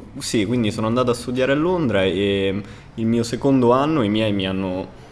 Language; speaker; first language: Italian; early bilingual, other home language; English